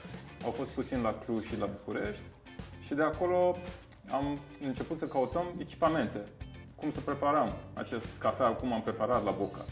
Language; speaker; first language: Romanian; non-native, fluent; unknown